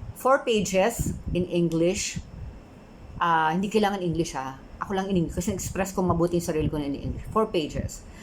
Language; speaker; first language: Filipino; native; Filipino